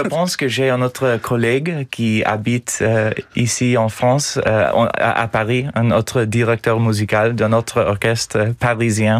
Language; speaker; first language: French; non-native, learner; English